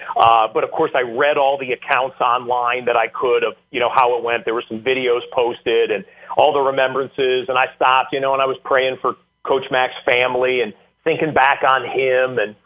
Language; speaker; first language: English; native; English